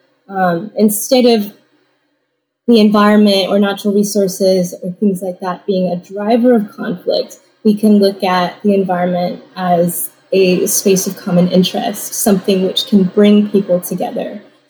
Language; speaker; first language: English; native; English